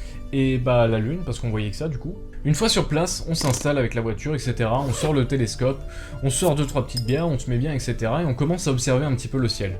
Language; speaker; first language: French; native; French